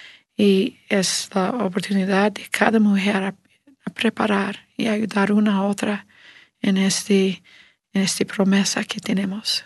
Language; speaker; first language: Spanish; non-native, learner; English